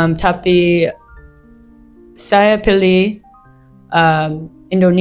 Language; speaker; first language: Indonesian; non-native, learner; English